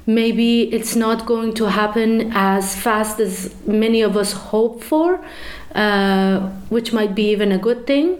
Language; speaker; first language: English; non-native, fluent; Persian